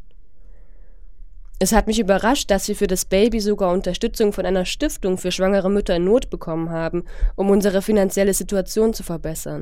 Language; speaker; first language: German; non-native, fluent; Chinese